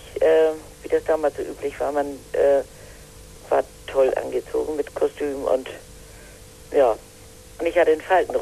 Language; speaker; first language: German; native; German